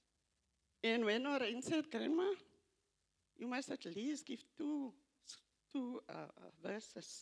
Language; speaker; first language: English; non-native, local second language; Afrikaans